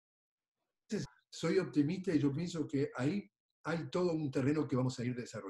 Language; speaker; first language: Spanish; native; Spanish